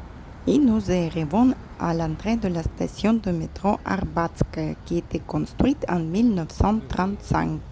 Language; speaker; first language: French; non-native, fluent; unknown